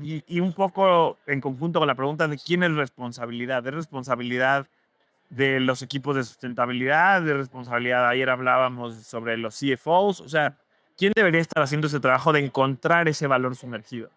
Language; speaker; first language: Spanish; native; Spanish